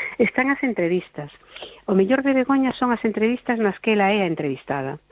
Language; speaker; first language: Galician; non-native, local second language; Spanish